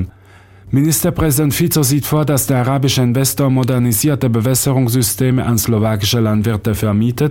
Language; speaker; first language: German; non-native, fluent; Slovak